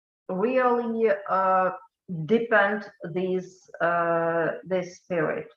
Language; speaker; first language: English; non-native, fluent; Ukrainian